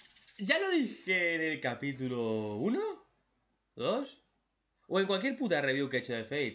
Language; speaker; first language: Spanish; native; Spanish